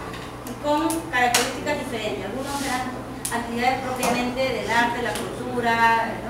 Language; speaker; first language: Spanish; native; Spanish